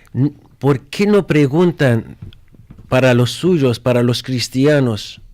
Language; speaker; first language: Spanish; non-native, fluent; Arabic